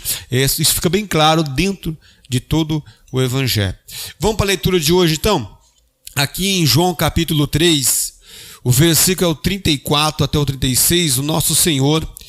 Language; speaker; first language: Portuguese; native; Portuguese